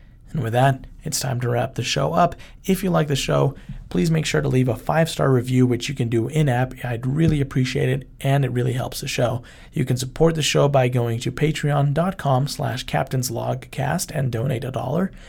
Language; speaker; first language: English; early bilingual, other home language; Spanish